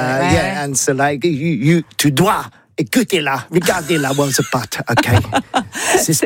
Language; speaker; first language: French; non-native, learner; English